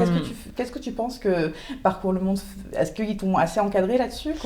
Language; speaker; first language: French; non-native, fluent; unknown